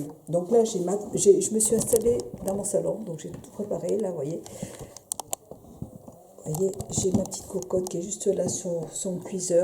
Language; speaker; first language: French; native; French